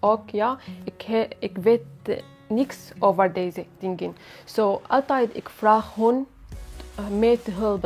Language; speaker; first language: Dutch; non-native, learner; Arabic